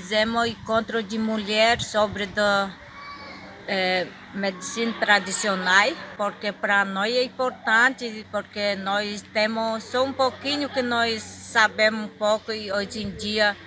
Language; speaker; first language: Portuguese; non-native, local second language; Guarani